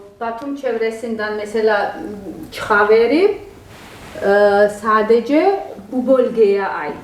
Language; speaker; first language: Turkish; non-native, fluent; Georgian